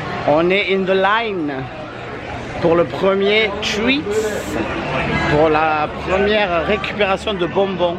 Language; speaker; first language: French; native; French